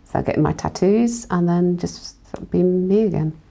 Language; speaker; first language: English; native; English